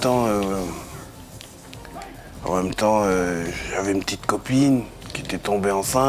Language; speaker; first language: French; native; French